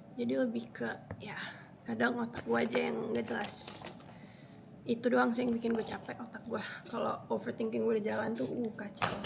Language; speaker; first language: Indonesian; early bilingual, other home language; Spanish